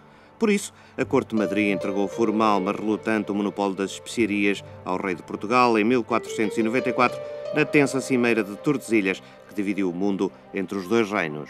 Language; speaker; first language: Portuguese; native; Portuguese